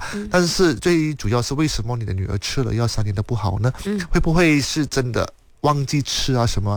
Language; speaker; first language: Chinese; native; Chinese